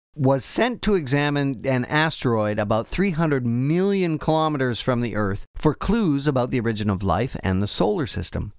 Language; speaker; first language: English; native; English